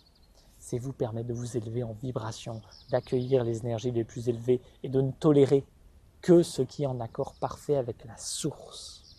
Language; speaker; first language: French; native; French